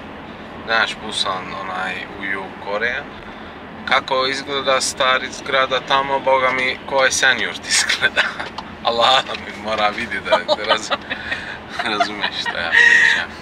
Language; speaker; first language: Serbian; non-native, learner; Turkish